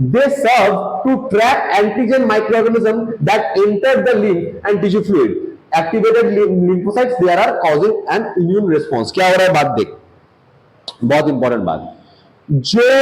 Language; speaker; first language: Hindi; non-native, local second language; Bangla